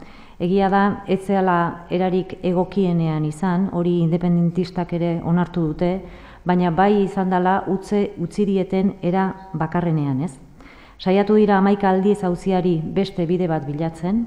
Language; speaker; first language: Basque; native; Basque